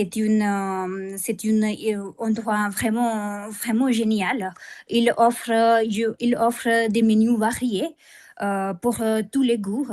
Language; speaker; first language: French; non-native, fluent; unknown